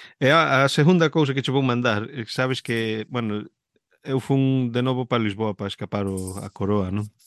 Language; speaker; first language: Galician; early bilingual, heritage; Galician